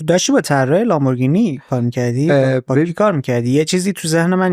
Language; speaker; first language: Persian; native; Persian